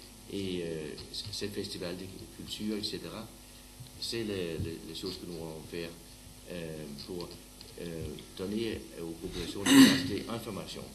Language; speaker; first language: French; non-native, learner; Danish